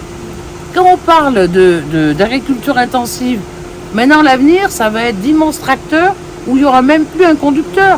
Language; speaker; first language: French; native; French